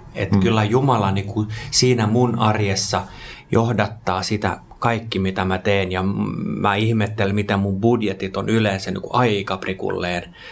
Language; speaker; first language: Finnish; non-native, local second language; Swedish